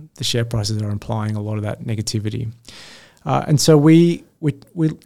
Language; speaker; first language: English; native; English